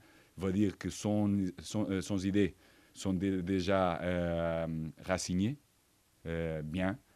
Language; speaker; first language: French; non-native, fluent; Portuguese